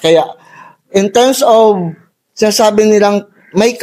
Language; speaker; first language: Filipino; native; Filipino